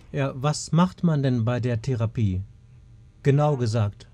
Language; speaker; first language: German; native; German